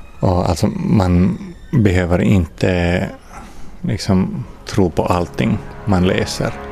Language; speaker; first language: Swedish; non-native, fluent; Finnish